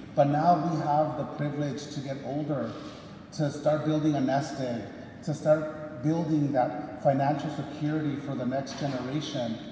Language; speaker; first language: English; early bilingual, other home language; Spanish